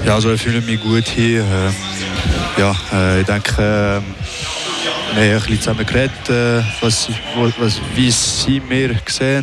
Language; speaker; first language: German; non-native, fluent; French